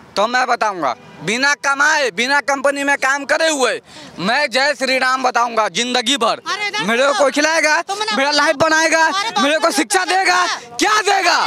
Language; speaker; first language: Hindi; native; Hindi